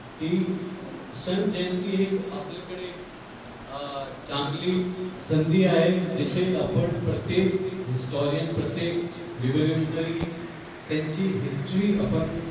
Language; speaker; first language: Marathi; non-native, local second language; Hindi